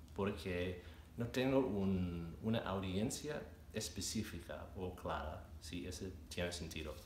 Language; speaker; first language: Spanish; non-native, fluent; English